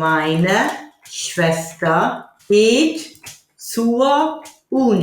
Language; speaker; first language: German; non-native, fluent; English